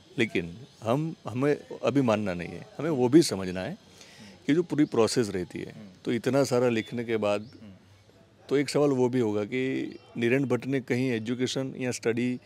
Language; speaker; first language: Hindi; non-native, local second language; Gujarati